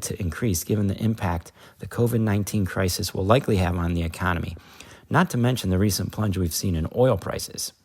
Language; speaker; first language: English; native; English